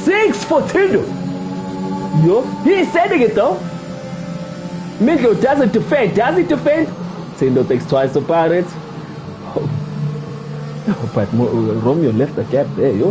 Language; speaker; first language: English; non-native, local second language; Zulu